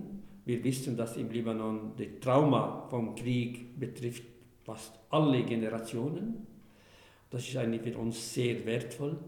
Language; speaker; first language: German; non-native, fluent; Arabic